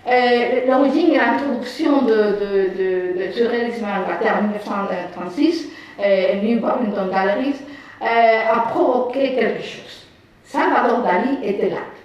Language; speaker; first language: French; non-native, fluent; Spanish